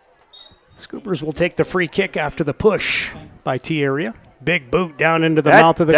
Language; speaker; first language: English; native; English